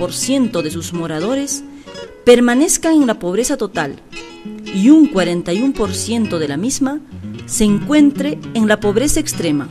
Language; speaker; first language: Spanish; native; Spanish